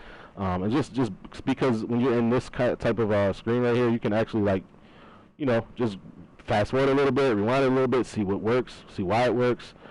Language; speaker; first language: English; native; English